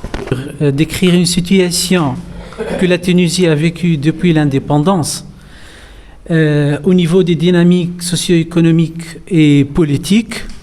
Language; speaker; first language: French; non-native, local second language; Arabic